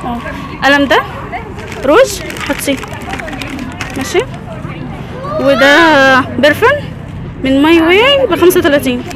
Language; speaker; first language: Arabic; native; Arabic